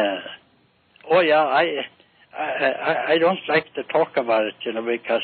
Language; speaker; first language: English; native; English